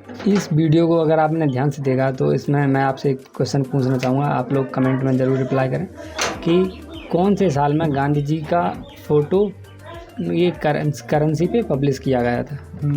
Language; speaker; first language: Hindi; native; Hindi